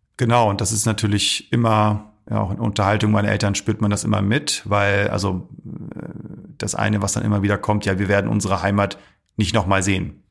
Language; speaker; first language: German; early bilingual, other home language; Arabic